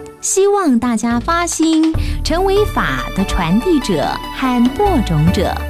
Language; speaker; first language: Chinese; non-native, local second language; Min Nan Chinese